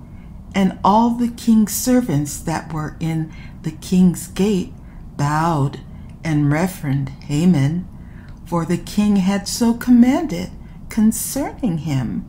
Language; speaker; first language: English; native; English